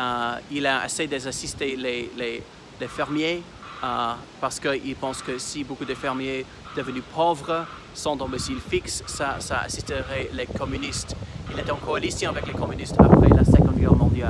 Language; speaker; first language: French; non-native, fluent; English